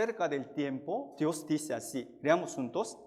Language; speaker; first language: Spanish; non-native, fluent; Korean